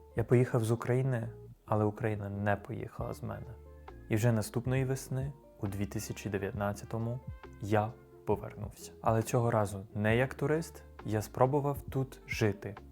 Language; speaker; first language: Ukrainian; non-native, fluent; French